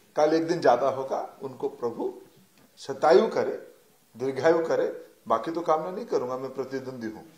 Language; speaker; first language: Hindi; non-native, local second language; Odia